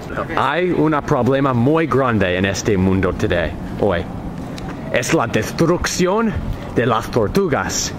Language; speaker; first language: Spanish; non-native, learner; English